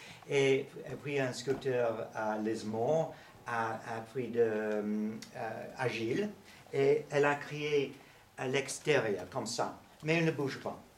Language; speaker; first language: French; non-native, learner; English